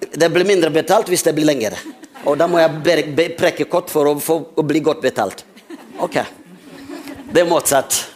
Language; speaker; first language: Norwegian; non-native, fluent; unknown